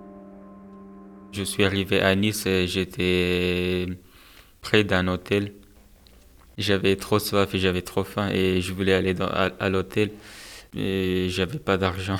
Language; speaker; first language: French; non-native, fluent; Persian